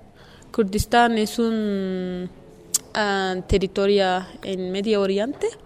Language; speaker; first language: Spanish; non-native, learner; Kurdish